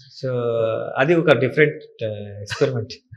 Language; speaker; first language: Telugu; non-native, learner; Kannada